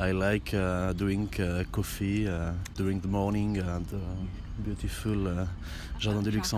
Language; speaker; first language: English; non-native, learner; French